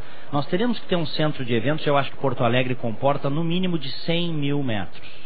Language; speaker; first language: Portuguese; native; Portuguese